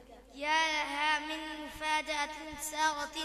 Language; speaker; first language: Arabic; non-native, learner; Urdu